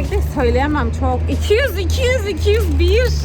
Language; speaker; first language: Turkish; native; Turkish